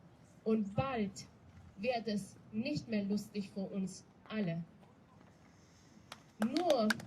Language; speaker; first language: German; non-native, fluent; Persian